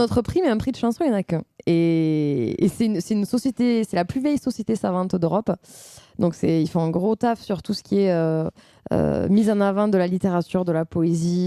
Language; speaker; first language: French; native; French